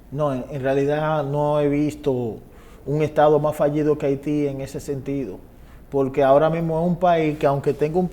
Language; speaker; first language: Spanish; native; Spanish